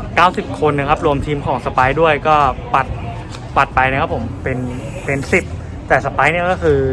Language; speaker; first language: Thai; native; Thai